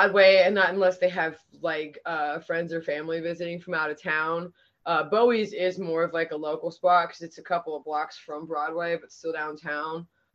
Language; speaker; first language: English; native; English